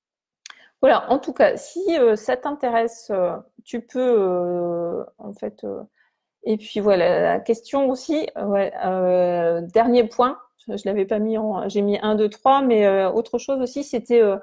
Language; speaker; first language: French; native; French